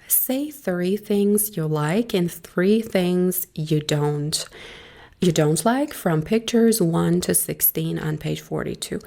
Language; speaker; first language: English; non-native, fluent; Persian